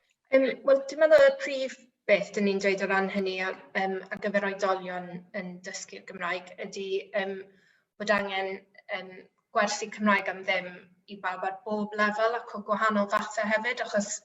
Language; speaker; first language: Welsh; native; Welsh